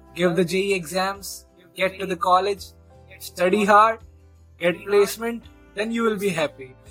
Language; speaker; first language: English; non-native, local second language; Hindi